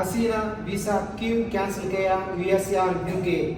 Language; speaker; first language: Hindi; non-native, local second language; Telugu